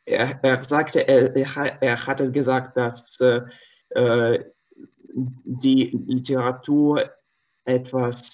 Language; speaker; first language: German; non-native, learner; Russian